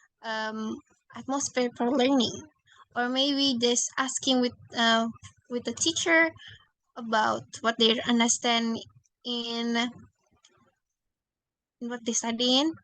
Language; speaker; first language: English; non-native, learner; Indonesian